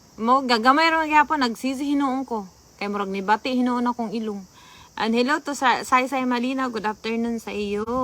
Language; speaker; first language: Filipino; non-native, local second language; Cebuano